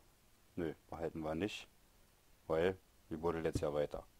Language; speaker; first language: German; native; German